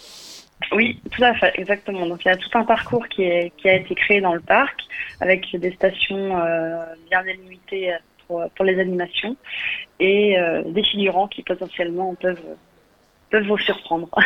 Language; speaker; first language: French; native; French